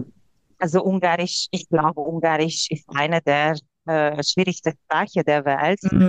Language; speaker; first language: German; non-native, local second language; Hungarian